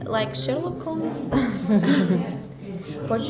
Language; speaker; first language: English; non-native, learner; Portuguese